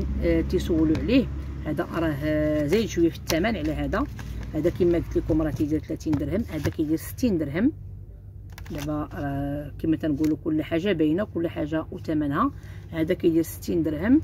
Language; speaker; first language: Arabic; native; Arabic